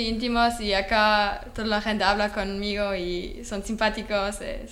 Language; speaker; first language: Spanish; non-native, learner; German